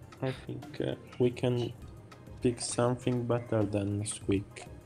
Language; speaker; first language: English; non-native, learner; Italian